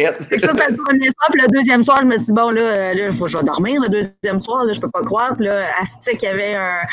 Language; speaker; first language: French; native; French